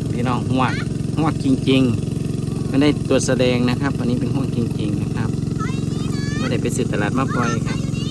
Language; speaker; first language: Thai; non-native, local second language; Northeastern Thai